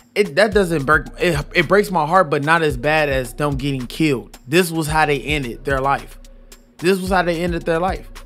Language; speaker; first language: English; native; English